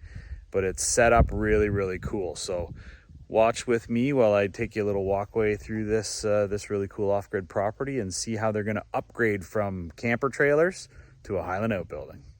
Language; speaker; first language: English; native; English